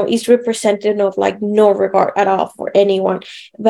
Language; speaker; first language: English; native; English